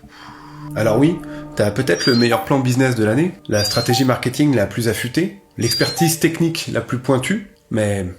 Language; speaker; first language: French; native; French